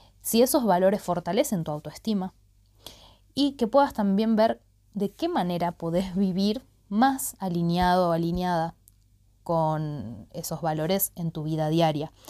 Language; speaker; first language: Spanish; native; Spanish